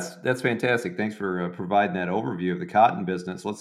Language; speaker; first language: English; native; English